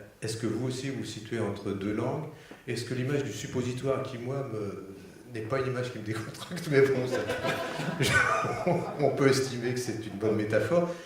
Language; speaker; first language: French; native; French